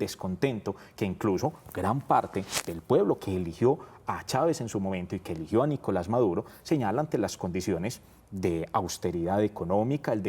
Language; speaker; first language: Spanish; native; Spanish